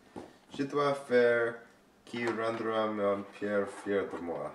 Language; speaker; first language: French; non-native, learner; English